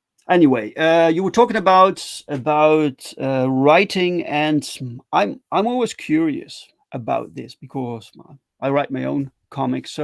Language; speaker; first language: English; non-native, fluent; Dutch